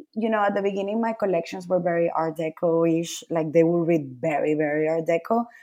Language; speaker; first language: English; non-native, fluent; Spanish